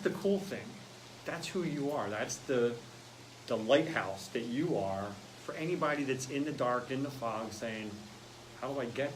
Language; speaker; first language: English; native; English